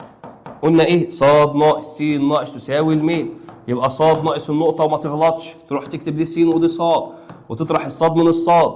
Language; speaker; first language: Arabic; native; Arabic